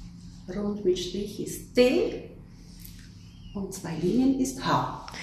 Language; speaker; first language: German; native; German